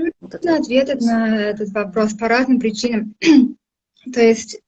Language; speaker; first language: Russian; non-native, fluent; English